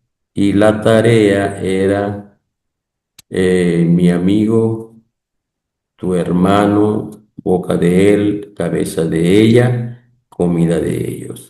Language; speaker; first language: Spanish; non-native, local second language; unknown